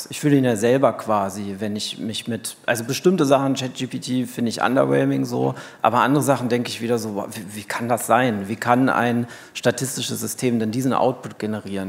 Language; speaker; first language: German; native; German